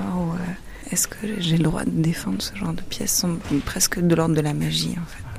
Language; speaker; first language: French; native; French